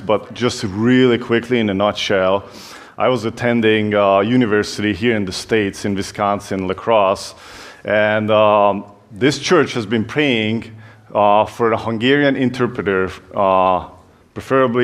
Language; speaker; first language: English; non-native, fluent; Hungarian